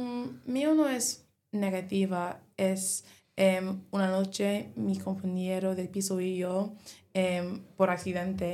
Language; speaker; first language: Spanish; non-native, learner; English